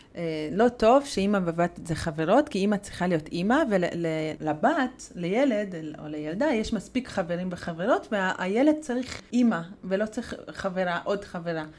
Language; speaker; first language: Hebrew; non-native, fluent; Hungarian